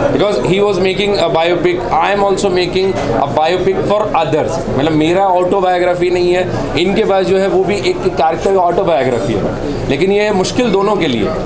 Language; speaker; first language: Hindi; native; Hindi